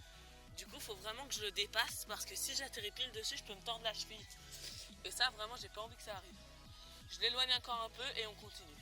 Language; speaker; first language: French; native; French